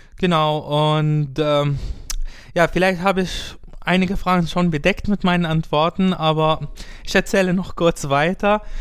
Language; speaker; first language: German; non-native, fluent; Arabic